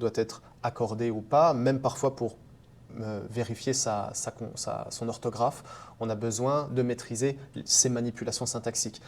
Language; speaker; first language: French; native; French